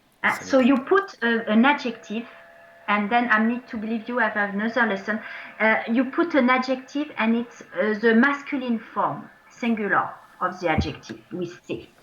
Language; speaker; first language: English; non-native, fluent; French